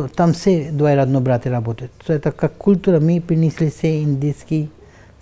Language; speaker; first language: Russian; non-native, learner; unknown